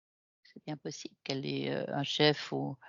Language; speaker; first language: French; native; French